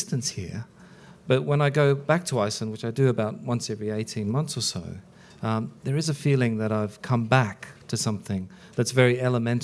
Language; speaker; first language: English; early bilingual, other home language; Icelandic